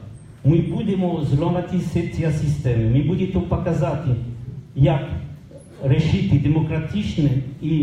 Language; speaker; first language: Ukrainian; non-native, learner; French